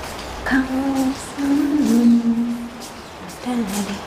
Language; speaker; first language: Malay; non-native, local second language; Javanese